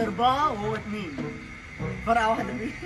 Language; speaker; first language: Arabic; native; Arabic